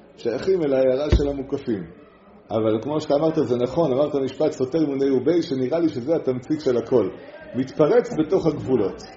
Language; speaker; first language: Hebrew; non-native, fluent; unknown